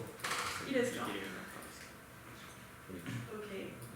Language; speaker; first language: Japanese; non-native, learner; French